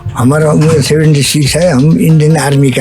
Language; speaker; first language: Hindi; non-native, learner; Nepali